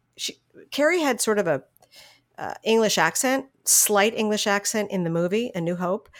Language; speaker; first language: English; native; English